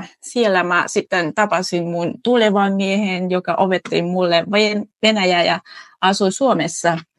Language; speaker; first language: Finnish; non-native, fluent; Vietnamese